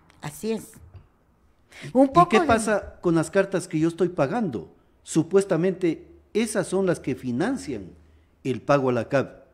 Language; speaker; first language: Spanish; native; Spanish